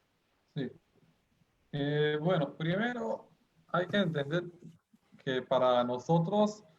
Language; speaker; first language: Spanish; non-native, fluent; Hebrew